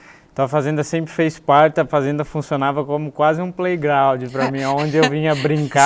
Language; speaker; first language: Portuguese; native; Portuguese